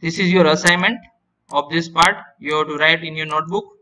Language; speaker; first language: English; non-native, local second language; Gujarati